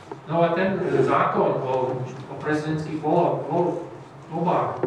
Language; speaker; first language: Czech; non-native, fluent; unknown